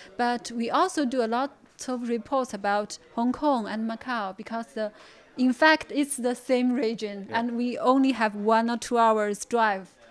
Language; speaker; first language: English; non-native, fluent; Chinese